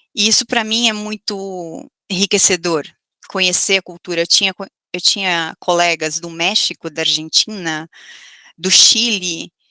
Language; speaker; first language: Portuguese; native; Portuguese